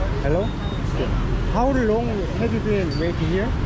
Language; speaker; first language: English; non-native, learner; Korean